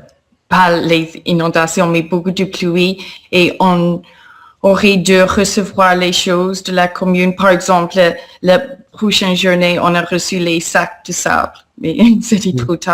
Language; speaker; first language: French; non-native, fluent; English